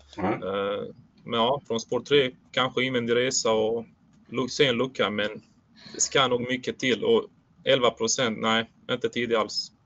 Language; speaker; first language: Swedish; early bilingual, other home language; Bosnian